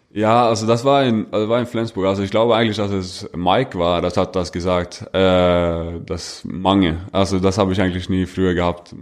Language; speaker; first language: German; non-native, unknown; Norwegian